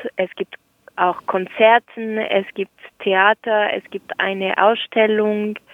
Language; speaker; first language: German; non-native, local second language; French